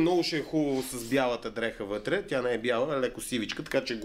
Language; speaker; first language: Bulgarian; native; Bulgarian